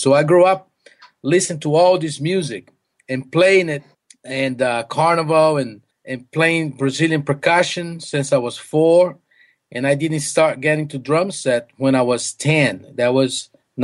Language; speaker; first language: English; non-native, fluent; Portuguese